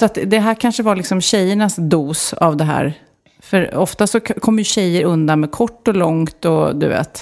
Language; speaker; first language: Swedish; native; Swedish